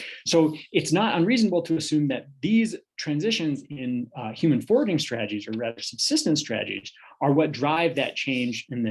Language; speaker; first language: English; native; English